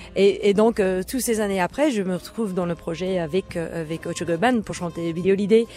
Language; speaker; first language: French; non-native, fluent; English